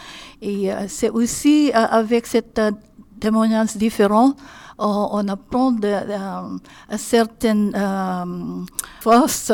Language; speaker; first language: French; non-native, learner; Filipino